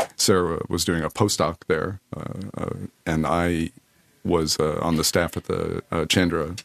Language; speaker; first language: English; native; English